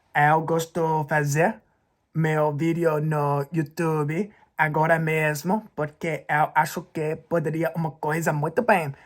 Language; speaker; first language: Portuguese; non-native, learner; English